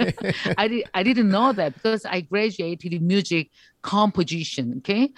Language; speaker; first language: English; non-native, learner; Korean